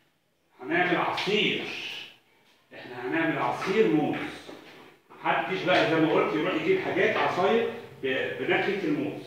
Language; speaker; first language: Arabic; native; Arabic